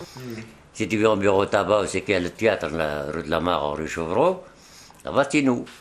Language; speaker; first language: French; non-native, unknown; Arabic